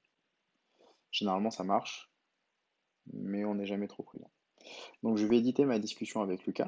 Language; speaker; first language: French; native; French